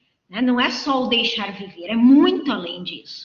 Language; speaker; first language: Portuguese; native; Portuguese